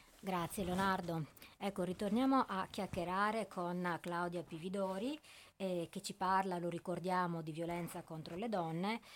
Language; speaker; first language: Italian; native; Italian